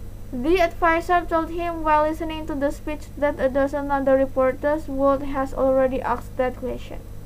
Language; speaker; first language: English; non-native, fluent; Indonesian